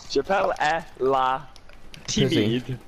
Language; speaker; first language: French; non-native, learner; English